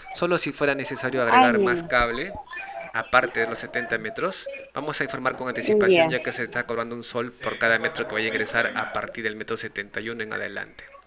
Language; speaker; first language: Spanish; native; Spanish